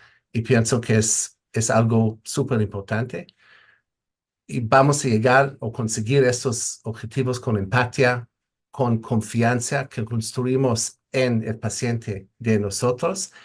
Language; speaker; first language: Spanish; non-native, fluent; English